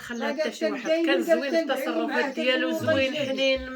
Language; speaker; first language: Arabic; native; Arabic